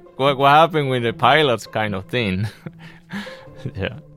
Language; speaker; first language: English; non-native, fluent; Spanish